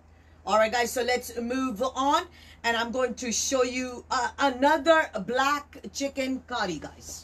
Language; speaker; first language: English; non-native, local second language; Urdu